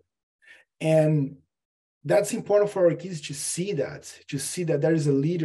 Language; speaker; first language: English; non-native, fluent; Portuguese